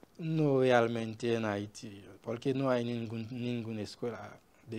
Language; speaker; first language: Spanish; non-native, learner; Haitian Creole